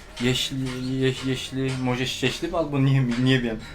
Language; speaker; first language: Polish; non-native, learner; Turkish